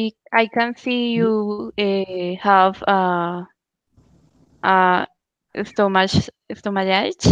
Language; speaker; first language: English; non-native, learner; Spanish